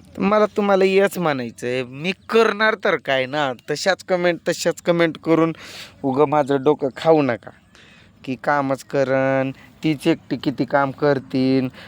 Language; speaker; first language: Marathi; non-native, local second language; Lambadi